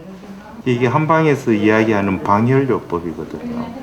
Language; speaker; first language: Korean; native; Korean